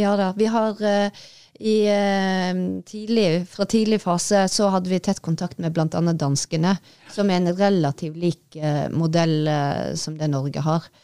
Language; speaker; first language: Norwegian; native; Norwegian